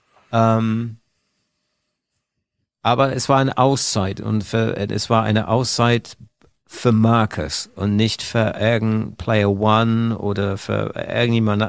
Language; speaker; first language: German; non-native, fluent; English